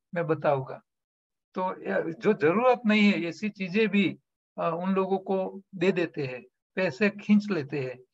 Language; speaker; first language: Hindi; non-native, local second language; Gujarati